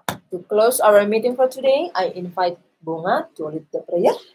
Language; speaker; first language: English; non-native, fluent; Indonesian